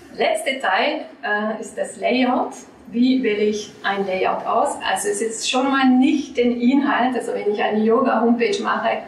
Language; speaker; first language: German; non-native, fluent; French